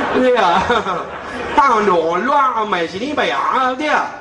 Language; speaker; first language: Malay; native; Malay